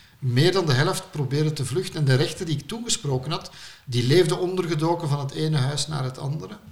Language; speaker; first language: Dutch; native; Dutch